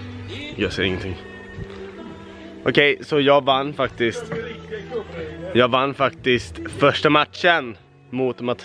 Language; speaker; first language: Swedish; native; Swedish